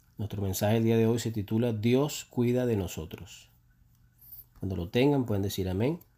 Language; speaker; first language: Spanish; native; Spanish